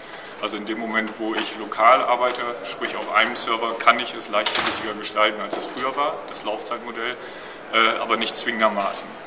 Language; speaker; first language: German; native; German